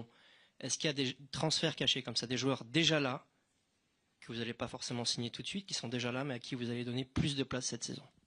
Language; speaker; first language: French; native; French